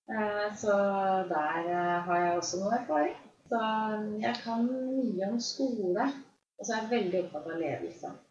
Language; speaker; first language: Norwegian; native; Norwegian